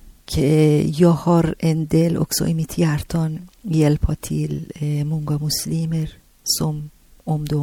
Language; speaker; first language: Swedish; non-native, learner; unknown